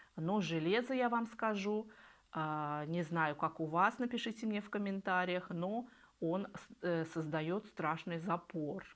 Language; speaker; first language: Russian; native; Russian